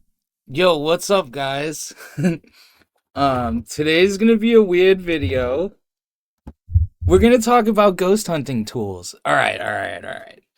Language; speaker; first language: English; native; English